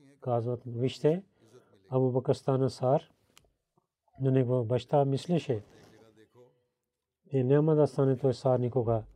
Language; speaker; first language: Bulgarian; non-native, learner; Urdu